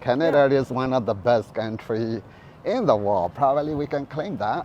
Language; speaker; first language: English; non-native, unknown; Burmese